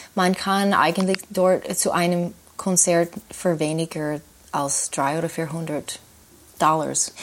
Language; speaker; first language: German; non-native, fluent; English